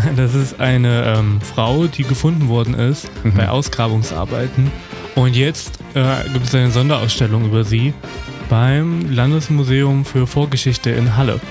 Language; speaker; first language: German; native; German